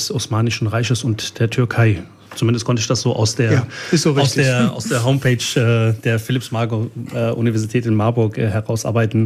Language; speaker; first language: German; early bilingual, other home language; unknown